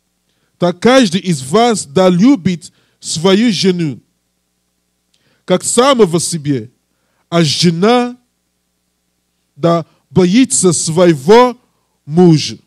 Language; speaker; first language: Russian; non-native, learner; English